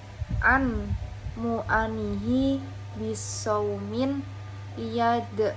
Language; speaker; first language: Arabic; non-native, learner; Indonesian